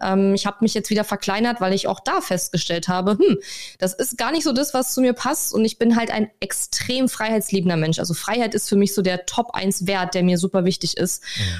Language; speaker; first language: German; native; German